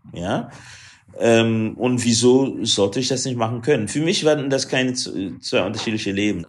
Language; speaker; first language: German; non-native, fluent; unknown